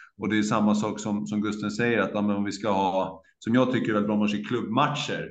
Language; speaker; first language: Swedish; native; Swedish